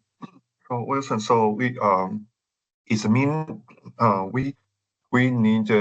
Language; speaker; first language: English; non-native, learner; Chinese